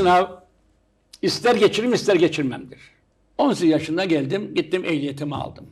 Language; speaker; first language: Turkish; native; Turkish